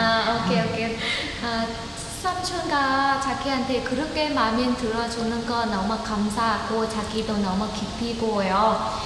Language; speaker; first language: Korean; non-native, learner; Vietnamese